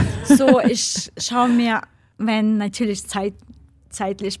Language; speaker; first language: German; non-native, fluent; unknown